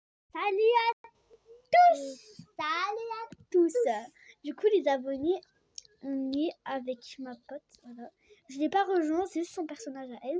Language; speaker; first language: French; native; French